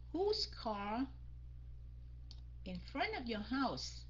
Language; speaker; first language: English; non-native, fluent; Vietnamese